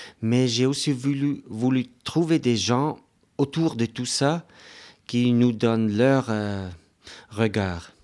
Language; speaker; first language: French; non-native, local second language; German